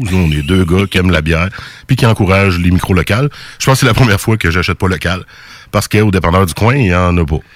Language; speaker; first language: French; native; French